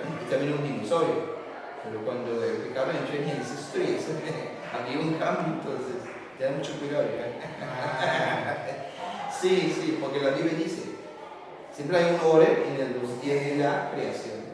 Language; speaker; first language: Spanish; non-native, learner; English